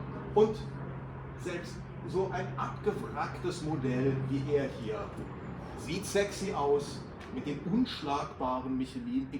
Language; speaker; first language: German; native; German